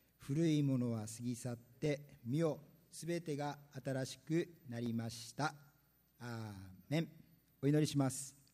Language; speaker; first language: Japanese; native; Japanese